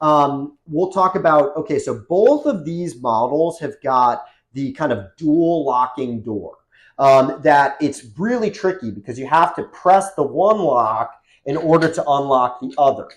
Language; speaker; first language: English; native; English